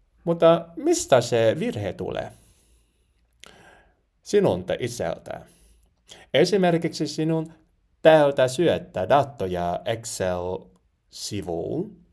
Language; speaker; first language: Finnish; non-native, learner; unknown